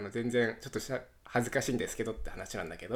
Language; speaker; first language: Japanese; native; Japanese